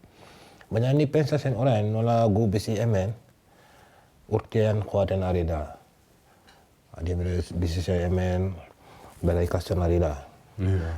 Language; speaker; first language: Basque; non-native, learner; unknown